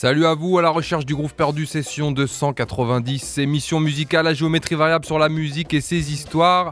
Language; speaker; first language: French; native; French